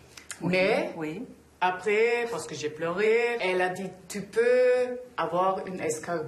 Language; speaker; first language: French; non-native, fluent; German